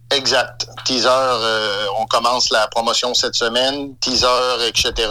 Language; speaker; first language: French; native; French